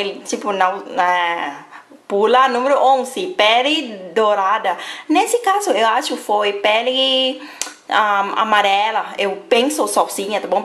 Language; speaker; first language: Portuguese; non-native, fluent; Thai